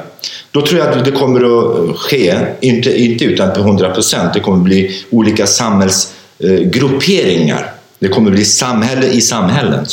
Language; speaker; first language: Swedish; non-native, fluent; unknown